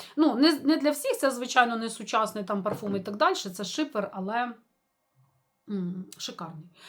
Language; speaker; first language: Ukrainian; non-native, local second language; Russian